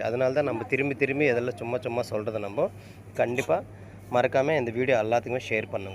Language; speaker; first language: Tamil; native; Tamil